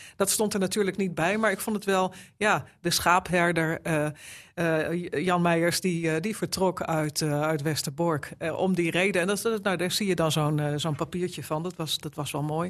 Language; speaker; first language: Dutch; native; Dutch